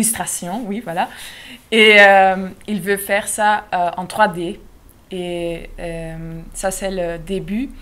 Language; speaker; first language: French; non-native, local second language; Dutch